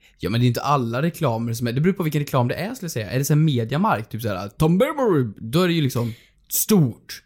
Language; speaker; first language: Swedish; native; Swedish